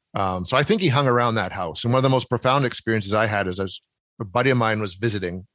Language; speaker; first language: English; native; English